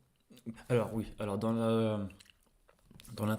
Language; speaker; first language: French; non-native, fluent; English